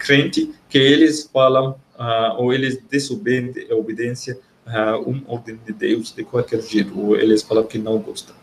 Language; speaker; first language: Portuguese; non-native, fluent; Arabic